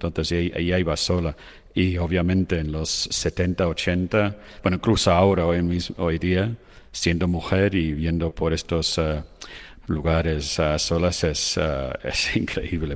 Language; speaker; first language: Spanish; non-native, fluent; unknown